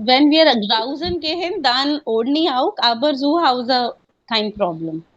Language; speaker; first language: German; non-native, learner; Hindi